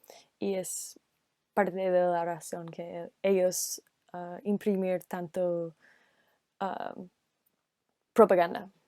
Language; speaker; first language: Spanish; non-native, learner; English